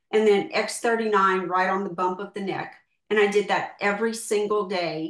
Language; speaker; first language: English; native; English